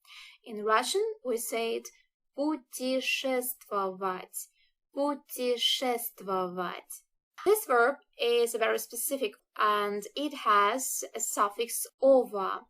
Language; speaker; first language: English; non-native, fluent; Russian